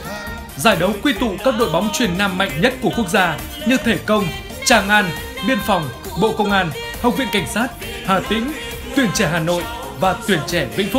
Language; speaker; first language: Vietnamese; native; Vietnamese